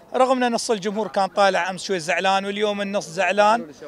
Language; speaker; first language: Arabic; native; Arabic